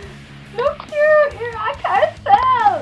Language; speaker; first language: Spanish; non-native, learner; English